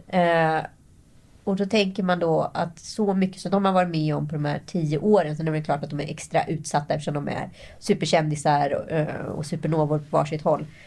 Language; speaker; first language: Swedish; native; Swedish